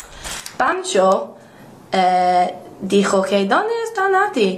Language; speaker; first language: Spanish; non-native, learner; English